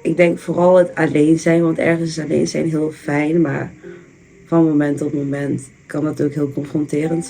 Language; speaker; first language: Dutch; native; Dutch